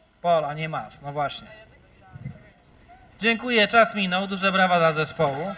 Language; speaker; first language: Polish; native; Polish